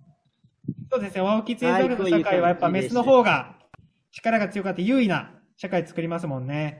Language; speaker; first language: Japanese; native; Japanese